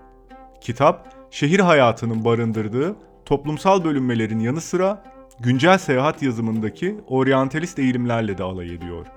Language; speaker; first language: Turkish; native; Turkish